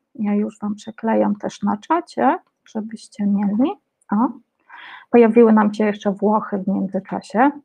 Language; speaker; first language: Polish; native; Polish